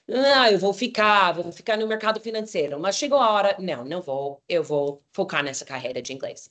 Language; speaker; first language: Portuguese; non-native, fluent; English